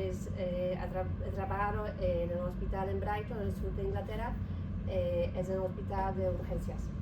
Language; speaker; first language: Spanish; non-native, learner; Polish